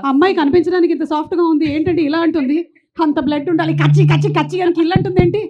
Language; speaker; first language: Telugu; native; Telugu